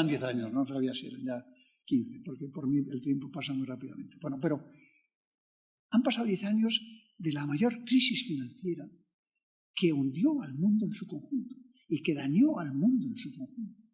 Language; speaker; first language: Spanish; native; Spanish